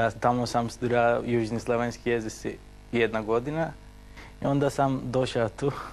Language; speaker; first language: Bosnian; non-native, learner; Turkish